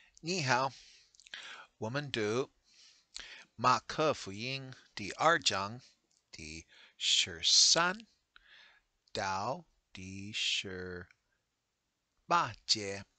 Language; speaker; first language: Chinese; non-native, learner; English